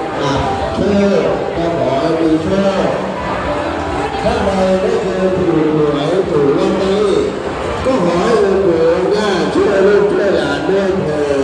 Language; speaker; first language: Thai; native; Thai